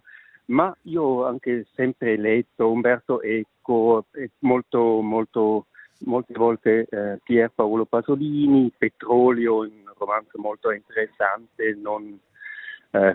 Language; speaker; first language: Italian; non-native, local second language; Swiss German